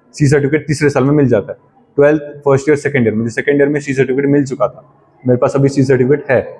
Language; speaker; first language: Hindi; non-native, local second language; Marathi